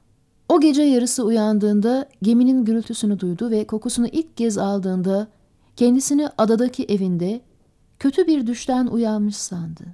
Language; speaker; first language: Turkish; native; Turkish